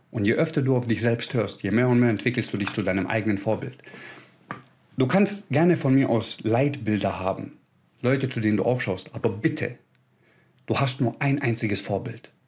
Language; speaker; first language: German; early bilingual, other home language; Croatian